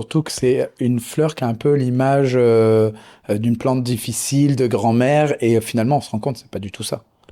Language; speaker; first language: French; native; French